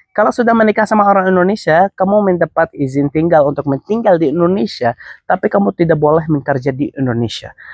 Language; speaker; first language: Indonesian; non-native, fluent; Arabic